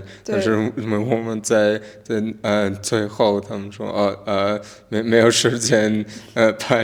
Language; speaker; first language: Chinese; non-native, learner; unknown